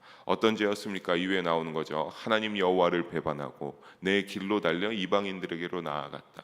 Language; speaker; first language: Korean; native; Korean